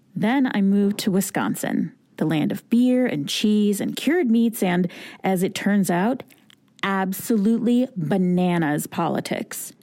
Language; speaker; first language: English; native; English